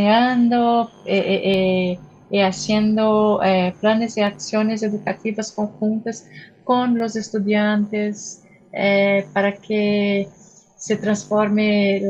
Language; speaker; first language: Spanish; non-native, fluent; Portuguese